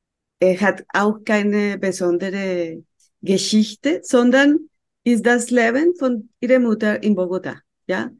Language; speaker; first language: German; non-native, fluent; Spanish